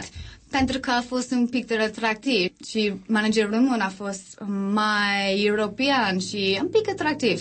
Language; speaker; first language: Romanian; non-native, learner; English